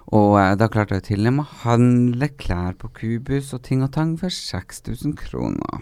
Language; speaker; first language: Norwegian; native; Norwegian